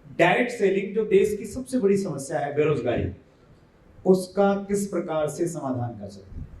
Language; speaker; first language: Hindi; native; Hindi